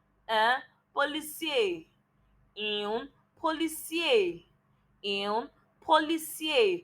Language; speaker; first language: French; non-native, learner; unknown